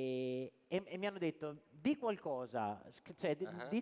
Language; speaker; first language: Italian; native; Italian